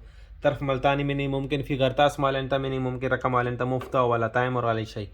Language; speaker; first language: Arabic; non-native, learner; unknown